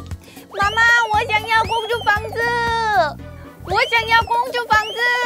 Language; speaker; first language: Chinese; non-native, fluent; Korean